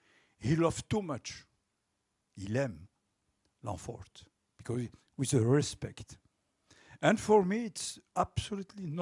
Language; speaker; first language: English; non-native, local second language; French